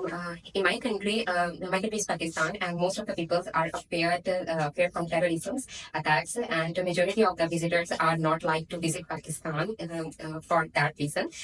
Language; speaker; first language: English; non-native, learner; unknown